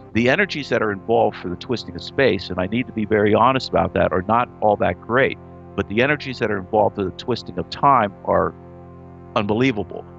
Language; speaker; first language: English; native; English